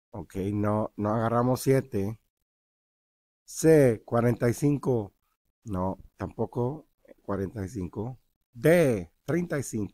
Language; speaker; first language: Spanish; early bilingual, heritage; Spanish